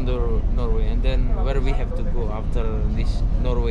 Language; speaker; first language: English; non-native, learner; Javanese